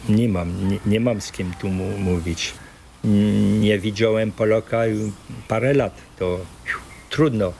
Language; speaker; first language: Polish; early bilingual, heritage; Polish